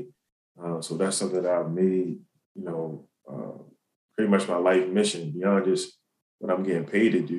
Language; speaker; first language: English; native; English